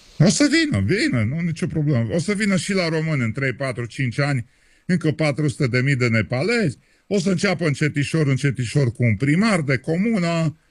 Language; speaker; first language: Romanian; native; Romanian